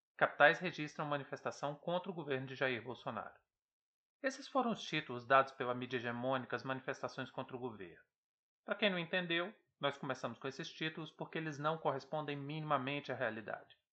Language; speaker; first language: Portuguese; native; Portuguese